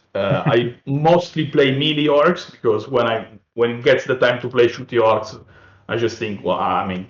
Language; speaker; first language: English; non-native, fluent; Italian